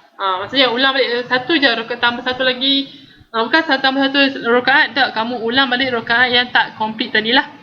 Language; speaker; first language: Malay; native; Malay